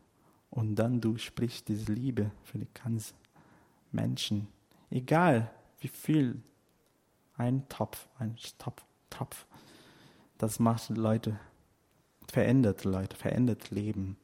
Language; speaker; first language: German; non-native, fluent; Portuguese